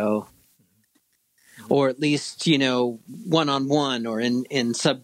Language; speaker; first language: English; native; English